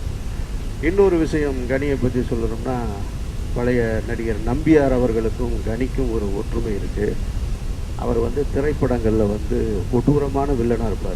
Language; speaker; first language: Tamil; native; Tamil